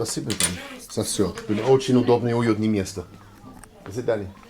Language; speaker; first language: Russian; non-native, learner; English